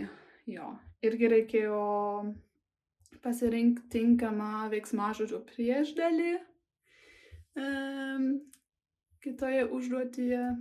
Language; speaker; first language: Lithuanian; non-native, learner; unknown